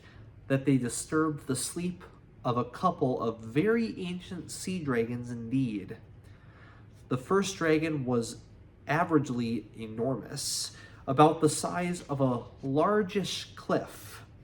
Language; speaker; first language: English; native; English